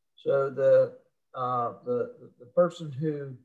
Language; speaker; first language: English; native; English